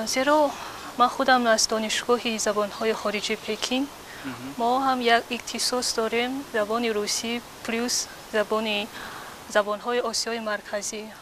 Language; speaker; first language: Persian; non-native, fluent; Chinese